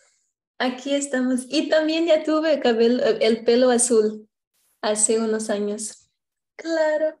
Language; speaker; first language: Spanish; non-native, fluent; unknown